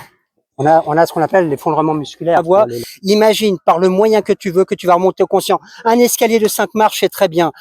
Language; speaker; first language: French; native; French